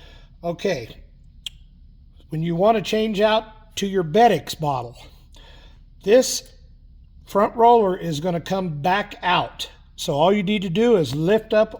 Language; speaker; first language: English; native; English